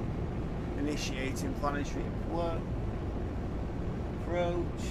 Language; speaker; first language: English; native; English